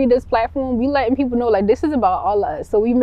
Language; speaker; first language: English; early bilingual, other home language; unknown